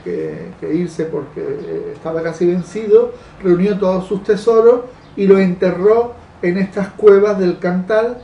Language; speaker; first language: Spanish; native; Spanish